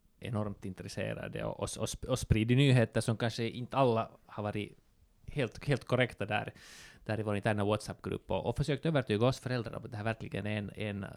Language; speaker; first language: Swedish; native; Swedish